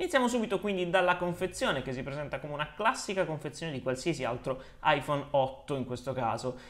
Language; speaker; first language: Italian; native; Italian